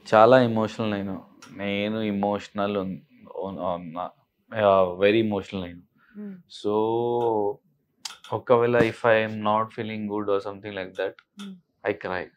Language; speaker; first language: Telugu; non-native, local second language; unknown